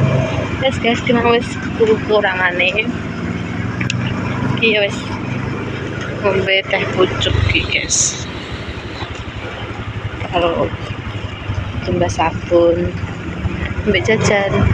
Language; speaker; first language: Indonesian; non-native, local second language; Javanese